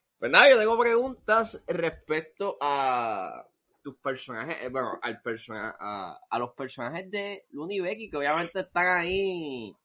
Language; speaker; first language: Spanish; native; Spanish